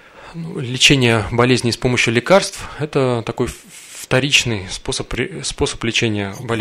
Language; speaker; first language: Russian; native; Russian